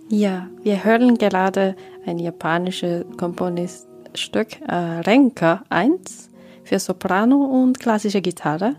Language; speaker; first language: German; non-native, learner; Japanese